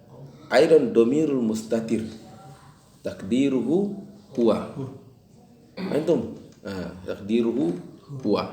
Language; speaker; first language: Arabic; non-native, fluent; Indonesian